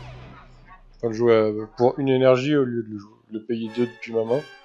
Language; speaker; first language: French; native; French